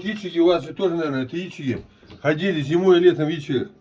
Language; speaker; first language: Russian; native; Russian